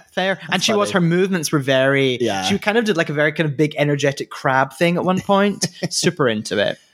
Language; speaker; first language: English; native; English